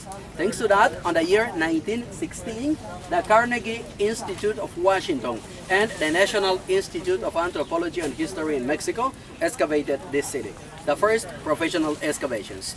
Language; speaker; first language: English; non-native, fluent; Spanish